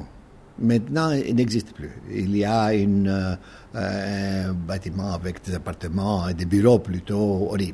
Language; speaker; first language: French; non-native, fluent; Greek